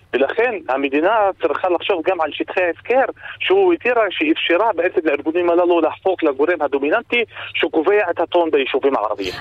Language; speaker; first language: Hebrew; non-native, local second language; Arabic